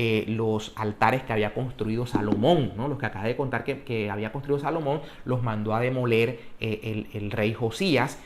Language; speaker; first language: Spanish; native; Spanish